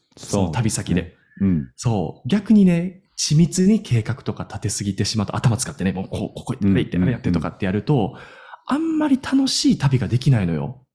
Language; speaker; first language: Japanese; native; Japanese